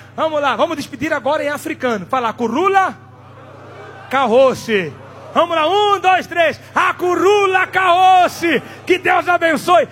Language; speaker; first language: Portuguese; non-native, local second language; Tsonga